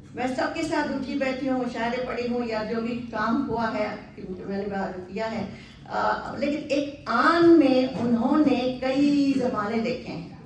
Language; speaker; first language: Urdu; native; Urdu